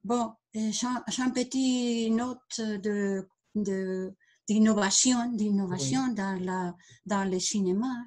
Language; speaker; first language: French; non-native, learner; Spanish